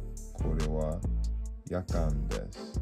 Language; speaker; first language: Japanese; non-native, learner; English